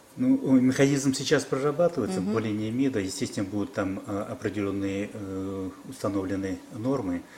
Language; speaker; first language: Russian; non-native, local second language; Kyrgyz